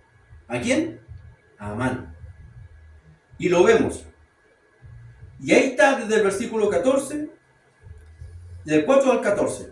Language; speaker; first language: Spanish; native; Spanish